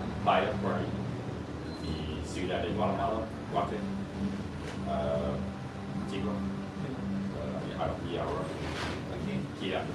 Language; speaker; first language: Spanish; non-native, learner; English